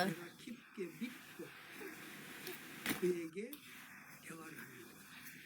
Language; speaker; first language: Korean; native; Korean